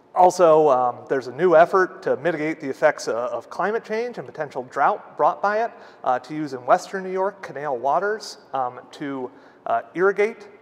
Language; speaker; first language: English; native; English